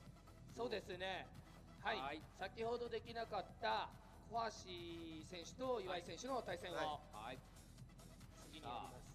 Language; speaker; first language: Japanese; native; Japanese